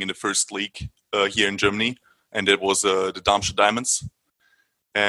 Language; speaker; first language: English; non-native, fluent; German